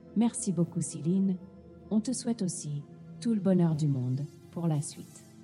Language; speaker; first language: French; native; French